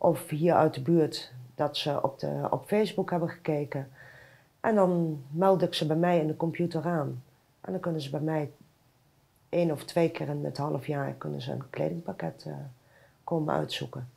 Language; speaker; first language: Dutch; native; Dutch